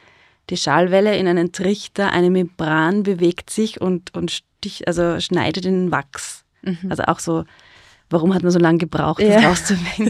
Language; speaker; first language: German; native; German